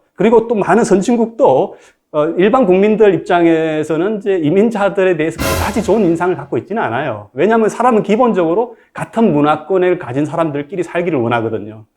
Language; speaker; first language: Korean; native; Korean